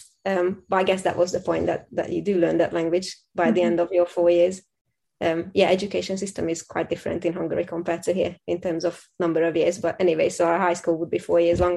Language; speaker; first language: English; non-native, fluent; Hungarian